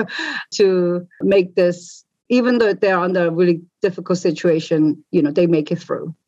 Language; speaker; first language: English; native; English